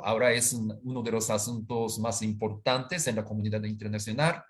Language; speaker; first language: Spanish; non-native, fluent; Japanese